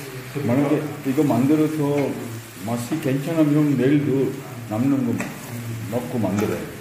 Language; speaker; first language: Korean; non-native, learner; Sinhala